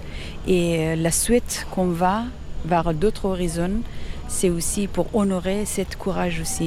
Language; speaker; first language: French; non-native, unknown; Persian